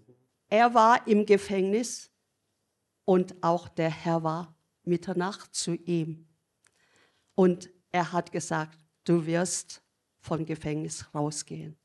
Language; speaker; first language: German; non-native, learner; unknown